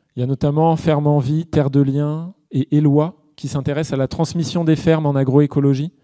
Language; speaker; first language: French; native; French